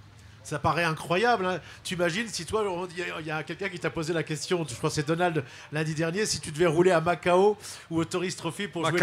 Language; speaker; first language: French; native; French